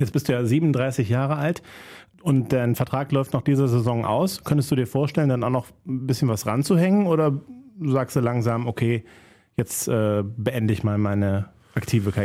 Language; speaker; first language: German; native; German